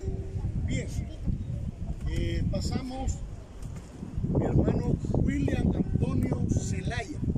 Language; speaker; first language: Spanish; native; Spanish